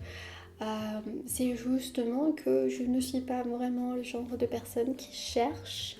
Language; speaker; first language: French; non-native, fluent; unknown